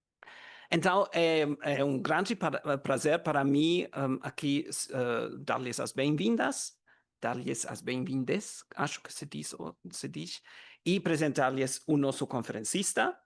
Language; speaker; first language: Portuguese; non-native, learner; German